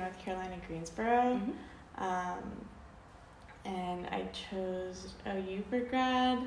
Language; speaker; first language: English; native; English